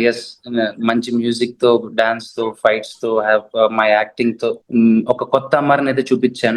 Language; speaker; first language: Telugu; native; Telugu